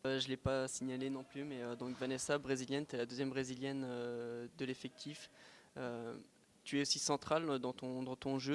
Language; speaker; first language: French; native; French